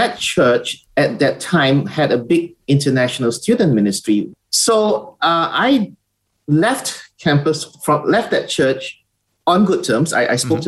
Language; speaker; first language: English; native; English